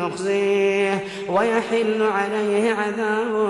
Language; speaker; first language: Arabic; native; Arabic